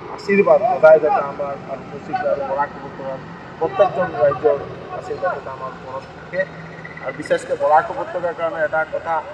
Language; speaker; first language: Assamese; non-native, local second language; Bangla